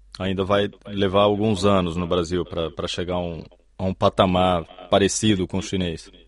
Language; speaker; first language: Portuguese; native; Portuguese